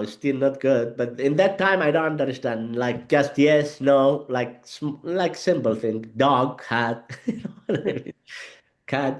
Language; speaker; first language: English; non-native, learner; Arabic